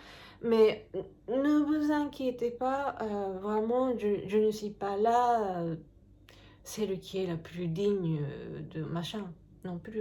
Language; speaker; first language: French; non-native, fluent; Japanese